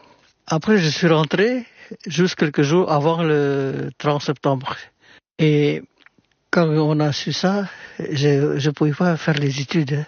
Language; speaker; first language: French; non-native, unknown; Indonesian